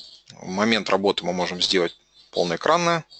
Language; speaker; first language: Russian; native; Russian